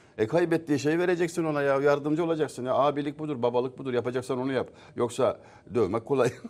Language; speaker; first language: Turkish; native; Turkish